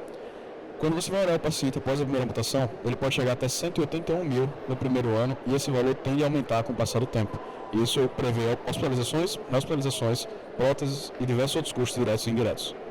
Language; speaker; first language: Portuguese; native; Portuguese